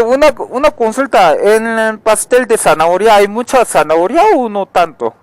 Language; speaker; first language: Spanish; non-native, learner; Korean